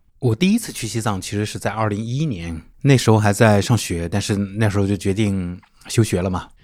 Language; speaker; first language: Chinese; native; Chinese